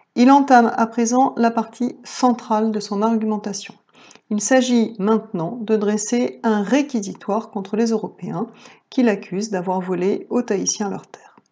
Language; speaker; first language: French; native; French